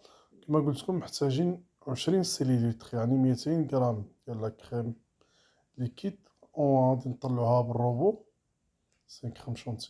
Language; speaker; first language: Arabic; native; Arabic